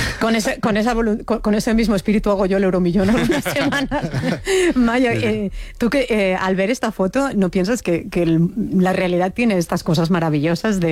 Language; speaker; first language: Spanish; native; Spanish